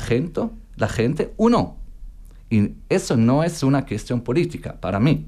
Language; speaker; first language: Spanish; non-native, learner; German